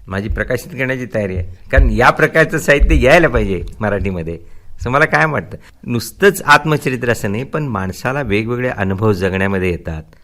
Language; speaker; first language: Marathi; non-native, local second language; Gujarati